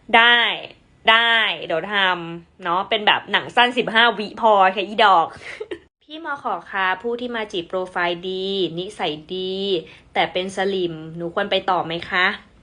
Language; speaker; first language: Thai; non-native, local second language; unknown